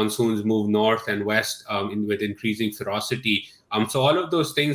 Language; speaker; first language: English; non-native, local second language; Urdu